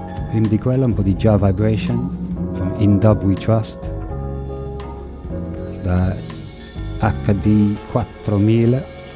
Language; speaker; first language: Italian; non-native, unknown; English